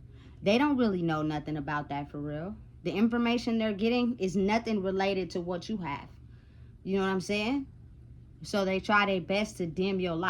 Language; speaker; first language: English; native; English